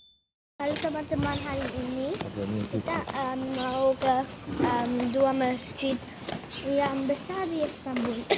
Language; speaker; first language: Indonesian; early bilingual, heritage; Indonesian